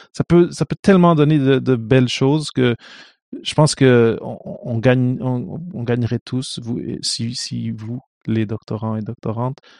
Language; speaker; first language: French; non-native, fluent; Portuguese